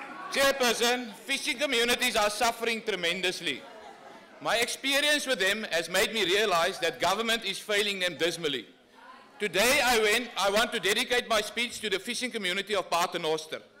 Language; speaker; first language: English; non-native, local second language; Afrikaans